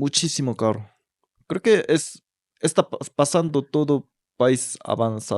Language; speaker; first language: Spanish; non-native, learner; Korean